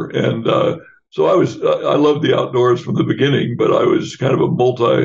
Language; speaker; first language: English; native; English